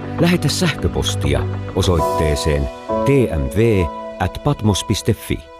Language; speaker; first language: Finnish; native; Finnish